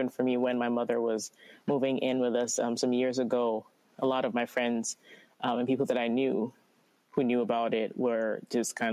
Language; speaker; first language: English; non-native, local second language; Akan